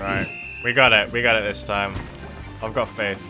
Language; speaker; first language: English; native; English